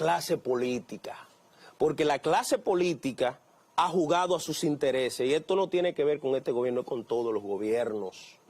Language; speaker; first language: Spanish; native; Spanish